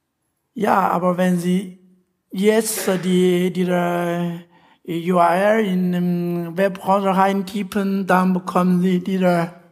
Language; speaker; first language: German; non-native, fluent; Chinese